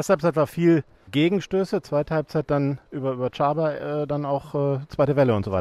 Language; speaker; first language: German; native; German